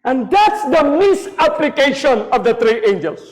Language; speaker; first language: English; non-native, local second language; Filipino